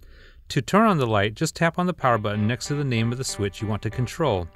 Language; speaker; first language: English; native; English